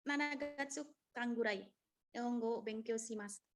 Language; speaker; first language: Japanese; non-native, learner; Indonesian